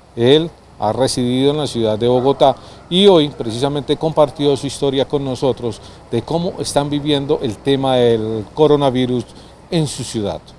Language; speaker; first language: Spanish; native; Spanish